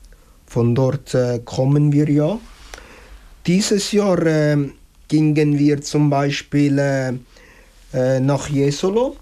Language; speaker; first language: German; early bilingual, other home language; Italian